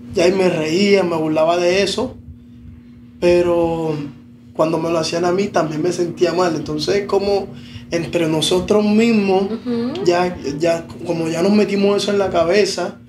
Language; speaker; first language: Spanish; native; Spanish